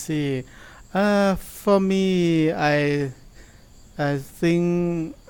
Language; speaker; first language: English; non-native, learner; Thai